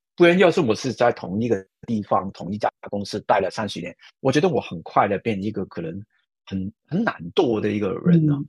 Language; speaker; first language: Chinese; non-native, fluent; Cantonese